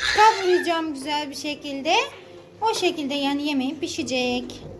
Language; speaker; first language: Turkish; native; Turkish